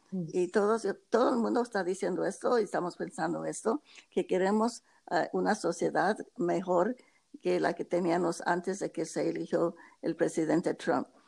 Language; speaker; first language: Spanish; early bilingual, heritage; Spanish